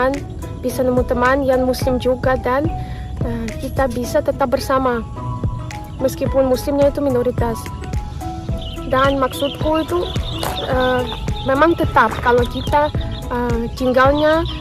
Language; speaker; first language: Indonesian; non-native, fluent; Russian